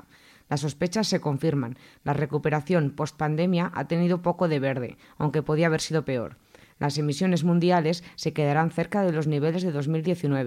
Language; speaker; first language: Spanish; native; Spanish